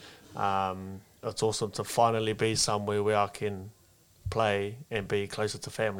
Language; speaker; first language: English; non-native, local second language; Māori